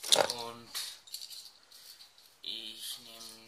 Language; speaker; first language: German; early bilingual, other home language; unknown